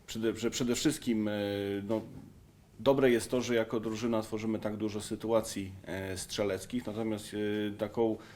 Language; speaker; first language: Polish; native; Polish